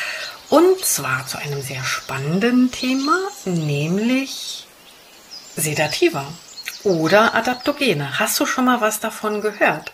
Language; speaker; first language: German; native; German